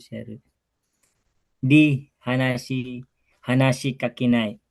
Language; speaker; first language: Japanese; non-native, learner; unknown